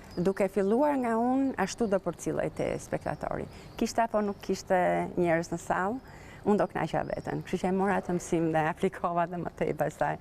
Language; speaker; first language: Albanian; native; Albanian